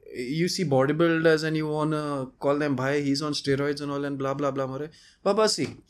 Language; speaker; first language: English; non-native, local second language; Konkani